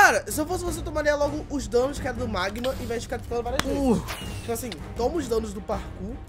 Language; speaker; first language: Portuguese; native; Portuguese